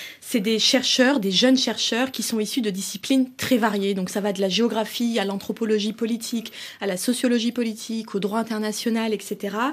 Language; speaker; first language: French; native; French